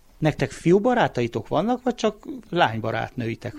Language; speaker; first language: Hungarian; native; Hungarian